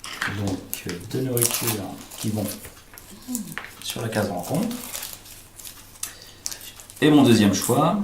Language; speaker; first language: French; native; French